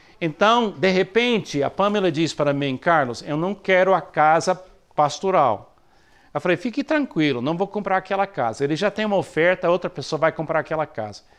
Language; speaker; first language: Portuguese; non-native, fluent; English